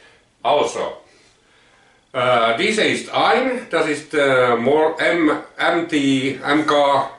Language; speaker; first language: German; non-native, learner; Finnish